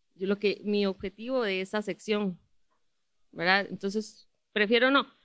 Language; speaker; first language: Spanish; native; Spanish